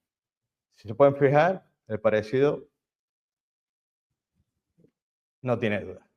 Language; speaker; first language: Spanish; native; Spanish